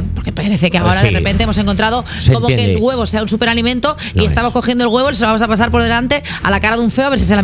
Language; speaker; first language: Spanish; native; Spanish